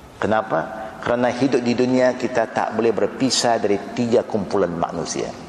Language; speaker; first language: Malay; native; Malay